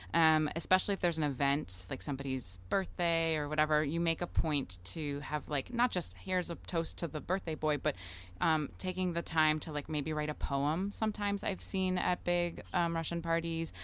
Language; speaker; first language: English; early bilingual, other home language; Russian